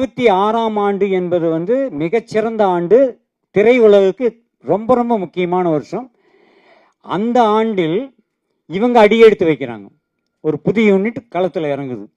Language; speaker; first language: Tamil; native; Tamil